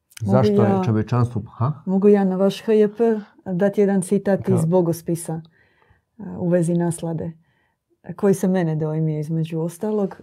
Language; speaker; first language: Croatian; native; Croatian